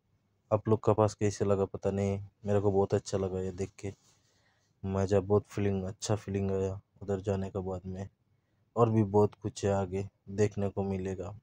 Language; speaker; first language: Hindi; non-native, local second language; Bangla